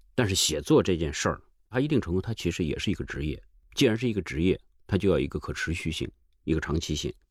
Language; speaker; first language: Chinese; native; Chinese